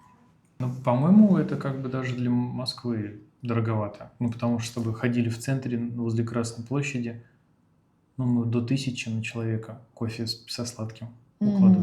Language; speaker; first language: Russian; native; Russian